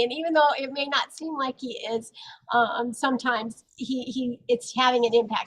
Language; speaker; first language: English; native; English